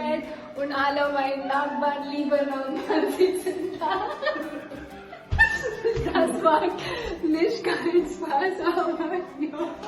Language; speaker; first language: German; non-native, learner; Marathi